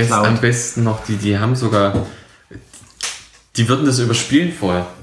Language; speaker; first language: German; native; German